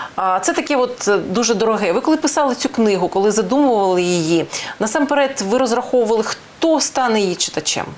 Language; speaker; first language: Ukrainian; non-native, local second language; Russian